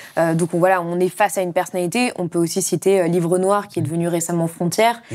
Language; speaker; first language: French; native; French